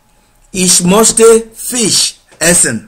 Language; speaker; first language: German; non-native, learner; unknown